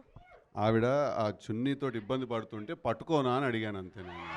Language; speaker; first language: Telugu; native; Telugu